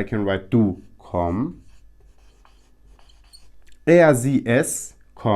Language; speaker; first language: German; non-native, fluent; Turkish